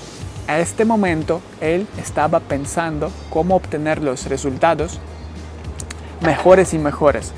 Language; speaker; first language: Spanish; non-native, fluent; Ukrainian